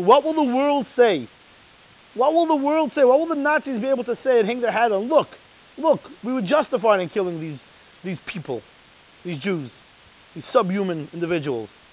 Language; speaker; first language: English; native; English